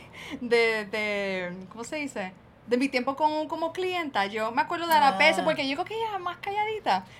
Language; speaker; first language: Spanish; early bilingual, heritage; Spanish